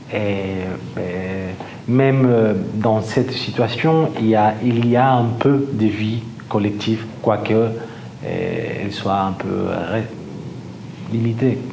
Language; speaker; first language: French; non-native, fluent; Spanish